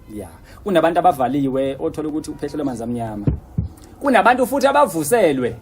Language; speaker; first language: Zulu; native; Zulu